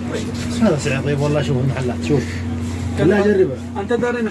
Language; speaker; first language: Arabic; native; Arabic